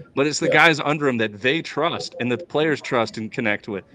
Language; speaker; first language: English; native; English